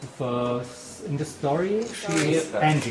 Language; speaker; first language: English; non-native, learner; Slovak